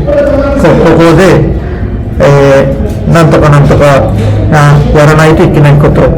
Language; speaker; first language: Japanese; non-native, learner; Sinhala